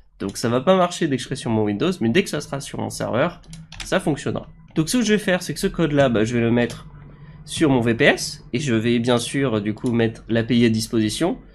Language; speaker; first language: French; native; French